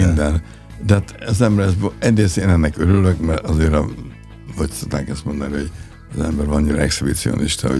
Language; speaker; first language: Hungarian; native; Hungarian